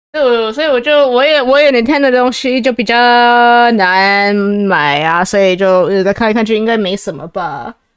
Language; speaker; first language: Chinese; early bilingual, heritage; Chinese